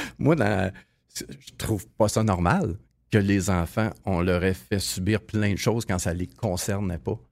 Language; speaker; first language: French; native; French